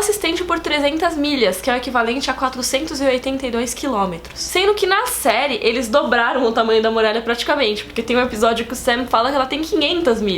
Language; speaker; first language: Portuguese; native; Portuguese